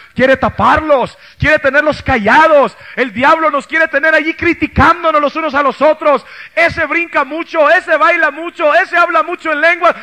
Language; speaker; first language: Spanish; early bilingual, heritage; Spanish